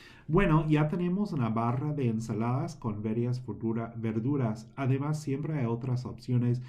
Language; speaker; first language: Spanish; non-native, fluent; English